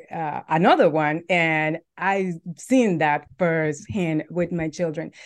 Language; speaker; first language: English; non-native, fluent; Spanish